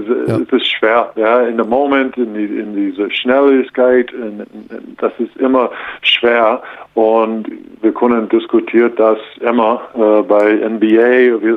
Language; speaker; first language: German; non-native, learner; English